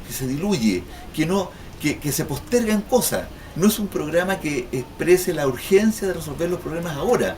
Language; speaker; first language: Spanish; native; Spanish